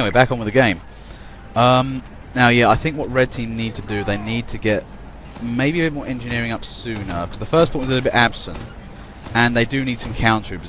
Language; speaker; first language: English; native; English